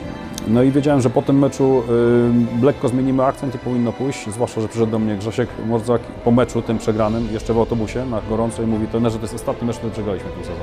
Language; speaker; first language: Polish; native; Polish